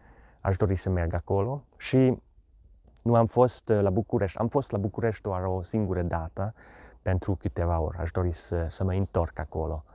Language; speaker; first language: Romanian; non-native, fluent; Hungarian